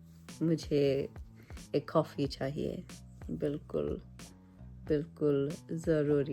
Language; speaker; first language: Hindi; non-native, learner; English